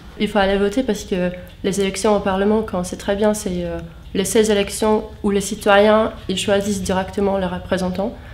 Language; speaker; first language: French; non-native, fluent; Polish